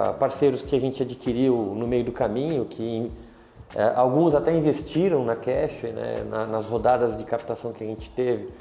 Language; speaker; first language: Portuguese; native; Portuguese